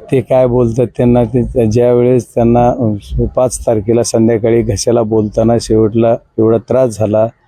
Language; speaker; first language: Marathi; native; Marathi